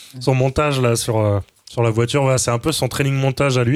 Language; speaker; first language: French; native; French